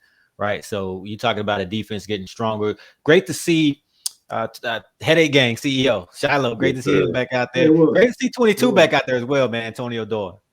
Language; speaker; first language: English; native; English